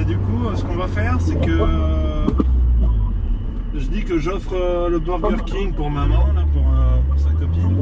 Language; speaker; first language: French; native; French